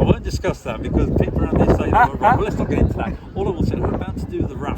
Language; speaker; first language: English; native; English